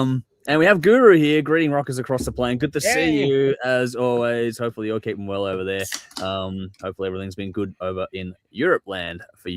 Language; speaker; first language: English; native; English